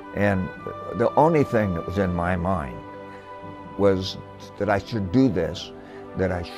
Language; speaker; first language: English; native; English